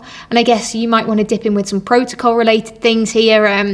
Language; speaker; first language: English; native; English